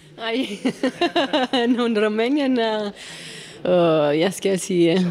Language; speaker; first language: Danish; non-native, learner; Romanian